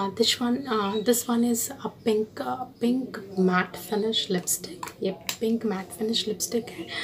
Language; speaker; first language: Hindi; non-native, local second language; Bangla